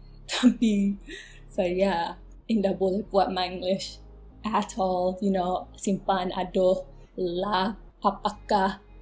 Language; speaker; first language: Malay; non-native, local second language; English